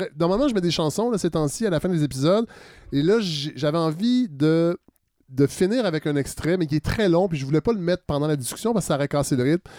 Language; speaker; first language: French; native; French